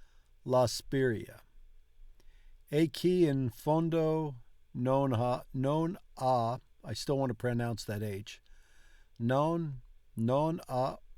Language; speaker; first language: Italian; non-native, learner; English